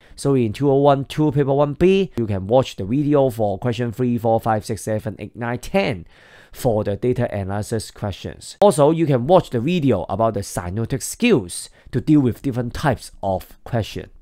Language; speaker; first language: English; non-native, local second language; Cantonese